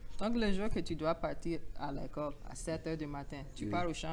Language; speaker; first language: French; non-native, learner; English